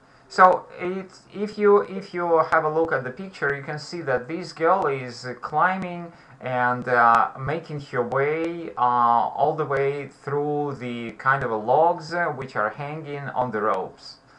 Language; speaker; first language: English; non-native, fluent; Russian